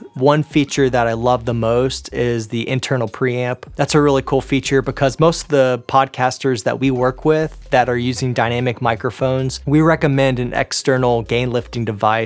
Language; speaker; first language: English; native; English